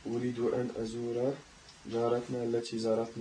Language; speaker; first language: Arabic; non-native, learner; French